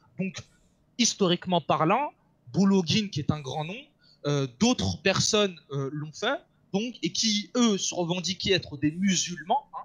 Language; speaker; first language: French; native; French